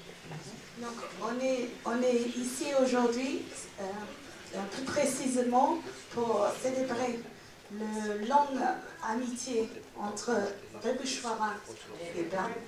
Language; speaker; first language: French; non-native, fluent; English